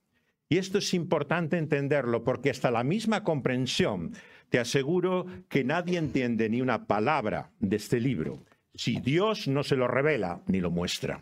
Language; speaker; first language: Spanish; native; Spanish